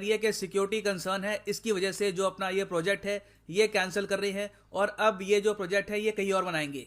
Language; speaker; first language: Hindi; native; Hindi